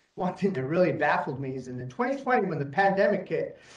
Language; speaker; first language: English; native; English